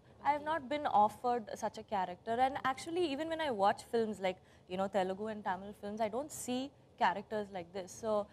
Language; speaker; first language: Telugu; non-native, learner; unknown